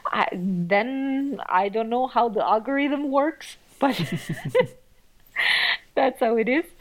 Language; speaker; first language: English; non-native, fluent; Italian